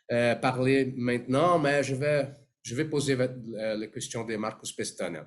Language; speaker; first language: French; non-native, fluent; Portuguese